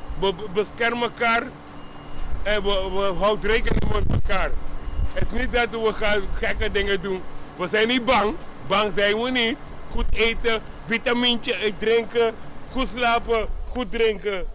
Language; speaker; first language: Dutch; non-native, learner; Papiamento